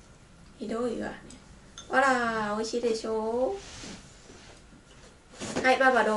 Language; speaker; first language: Japanese; non-native, learner; Vietnamese